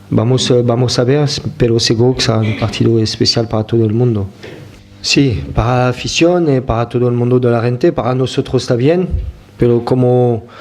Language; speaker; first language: Spanish; non-native, fluent; French